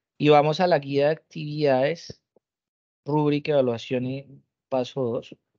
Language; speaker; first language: Spanish; native; Spanish